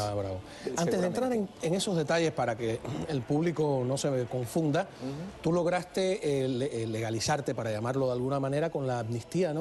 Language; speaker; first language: Spanish; native; Spanish